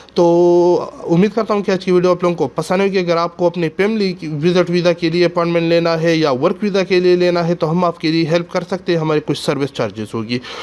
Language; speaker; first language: Urdu; non-native, local second language; Pashto